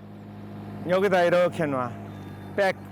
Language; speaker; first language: Korean; native; Korean